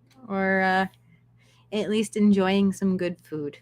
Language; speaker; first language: English; native; English